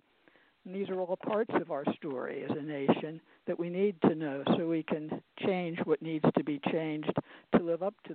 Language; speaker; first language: English; native; English